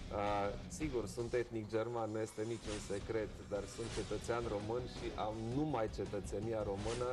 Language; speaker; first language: Romanian; non-native, local second language; German